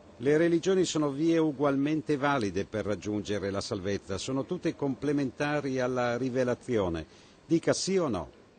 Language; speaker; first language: Italian; native; Italian